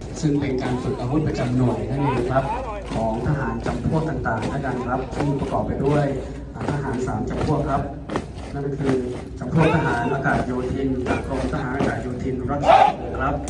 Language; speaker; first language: Thai; native; Thai